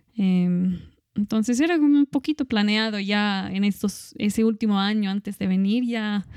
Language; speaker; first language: Spanish; non-native, fluent; English